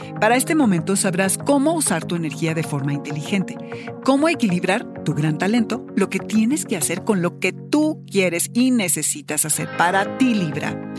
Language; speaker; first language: Spanish; native; Spanish